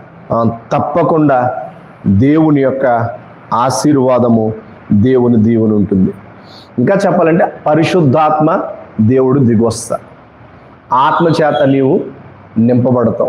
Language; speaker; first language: Telugu; native; Telugu